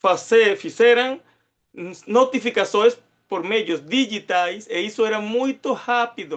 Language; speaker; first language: Portuguese; non-native, fluent; Spanish